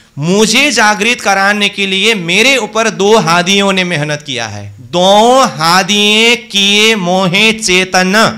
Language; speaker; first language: Hindi; native; Hindi